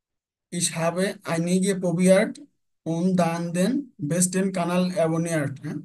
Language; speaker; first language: German; non-native, fluent; Bangla